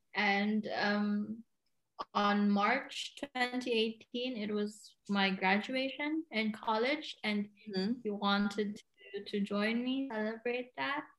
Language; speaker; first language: English; non-native, local second language; Cebuano